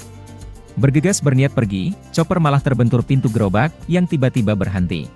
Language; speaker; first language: Indonesian; native; Indonesian